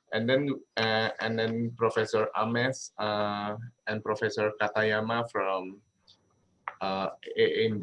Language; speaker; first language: English; non-native, learner; Indonesian